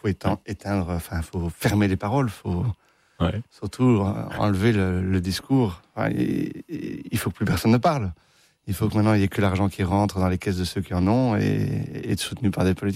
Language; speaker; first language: French; native; French